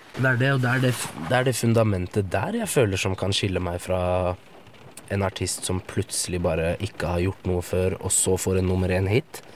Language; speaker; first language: Norwegian; early bilingual, other home language; Arabic